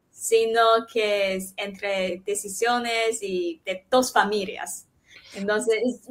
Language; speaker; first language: Spanish; non-native, fluent; Chinese